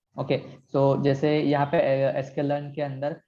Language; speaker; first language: Hindi; non-native, local second language; Marathi